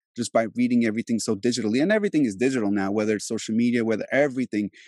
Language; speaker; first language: English; early bilingual, other home language; Albanian